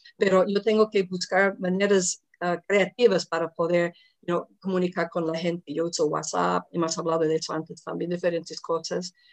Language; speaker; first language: Spanish; non-native, fluent; English